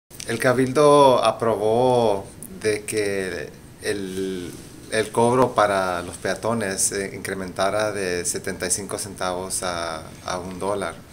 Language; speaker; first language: Spanish; early bilingual, heritage; Spanish